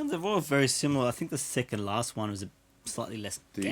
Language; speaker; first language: English; native; English